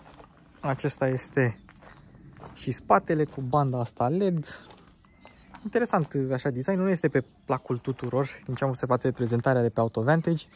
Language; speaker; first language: Romanian; native; Romanian